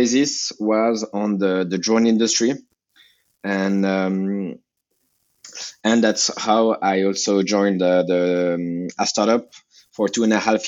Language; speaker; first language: English; non-native, fluent; French